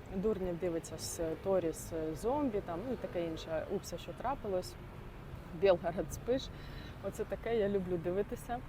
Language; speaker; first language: Ukrainian; non-native, local second language; Russian